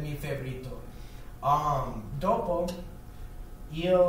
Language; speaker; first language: Italian; non-native, learner; English